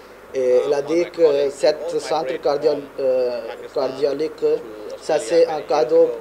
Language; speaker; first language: French; non-native, fluent; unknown